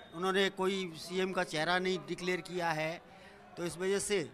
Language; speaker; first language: Hindi; native; Hindi